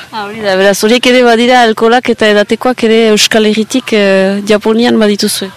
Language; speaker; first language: Basque; native; Basque